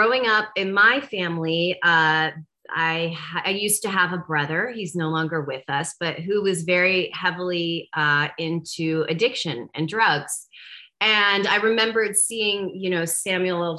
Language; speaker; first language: English; native; English